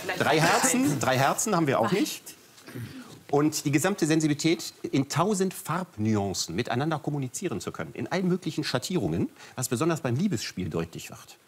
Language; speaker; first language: German; native; German